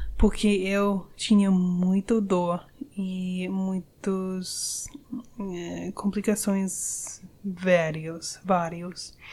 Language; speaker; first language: Portuguese; non-native, learner; English